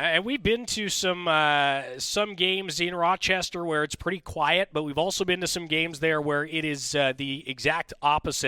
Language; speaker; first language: English; native; English